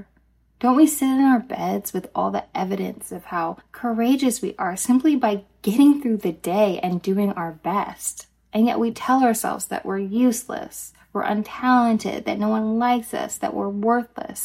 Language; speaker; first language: English; native; English